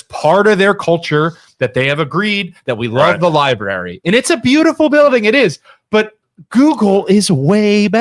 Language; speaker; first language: English; native; English